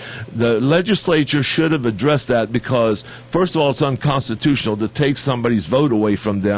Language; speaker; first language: English; native; English